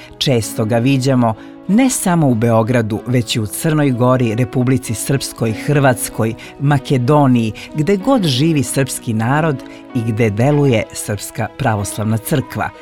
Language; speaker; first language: Serbian; native; Serbian